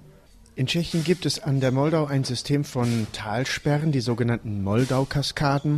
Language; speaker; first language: German; native; German